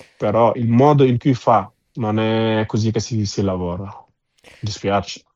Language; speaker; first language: Italian; non-native, fluent; Wolof